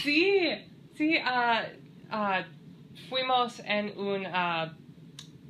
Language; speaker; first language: Spanish; non-native, learner; English